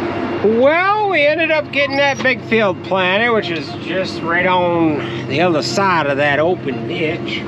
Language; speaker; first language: English; native; English